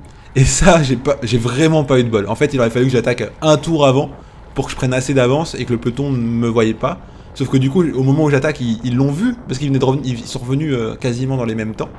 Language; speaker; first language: French; native; French